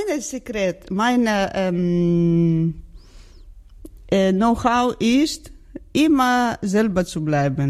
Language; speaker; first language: German; non-native, learner; Georgian